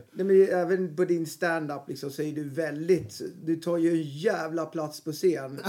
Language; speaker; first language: Swedish; native; Swedish